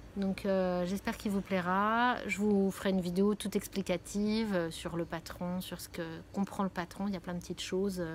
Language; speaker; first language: French; native; French